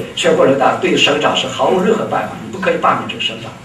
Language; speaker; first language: Chinese; native; Chinese